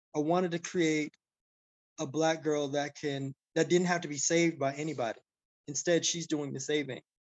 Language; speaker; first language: English; native; English